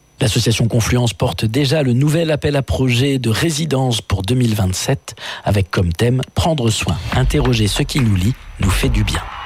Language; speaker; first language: French; native; French